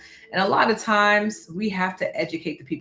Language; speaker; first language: English; native; English